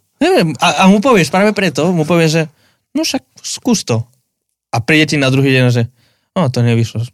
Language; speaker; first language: Slovak; native; Slovak